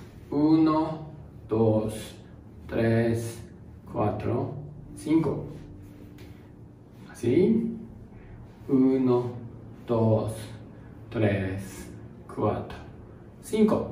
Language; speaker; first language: Spanish; non-native, learner; Japanese